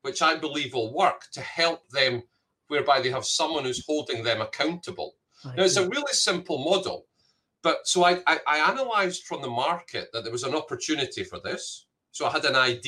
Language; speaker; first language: English; native; English